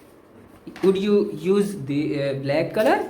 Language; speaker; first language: English; non-native, local second language; Hindi